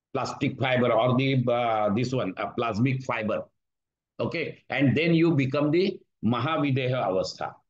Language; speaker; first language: English; non-native, local second language; Marathi